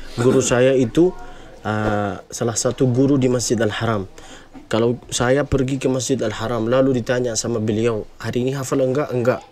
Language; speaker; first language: Indonesian; non-native, fluent; Arabic